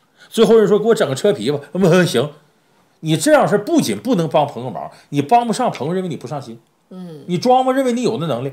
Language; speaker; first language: Chinese; native; Chinese